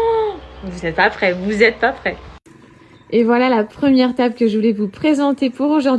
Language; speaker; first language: French; native; French